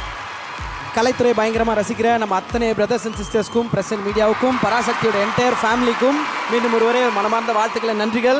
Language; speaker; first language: Tamil; native; Tamil